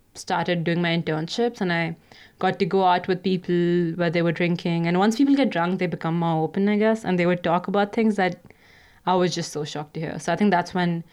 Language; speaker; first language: English; non-native, local second language; Hindi